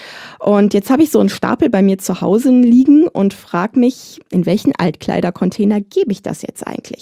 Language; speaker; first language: German; native; German